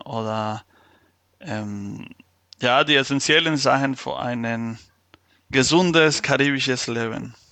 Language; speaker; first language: German; non-native, fluent; Spanish